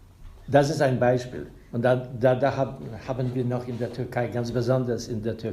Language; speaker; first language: German; non-native, fluent; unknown